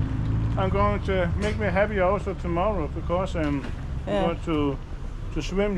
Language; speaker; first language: English; non-native, learner; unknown